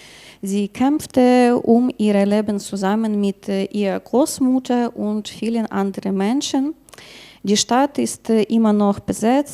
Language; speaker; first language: German; non-native, learner; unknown